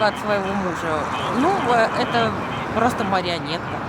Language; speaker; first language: Russian; native; Russian